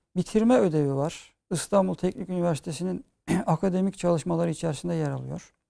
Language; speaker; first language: Turkish; native; Turkish